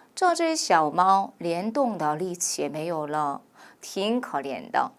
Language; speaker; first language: Chinese; non-native, fluent; Korean